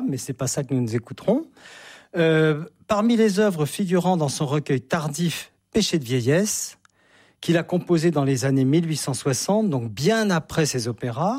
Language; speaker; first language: French; native; French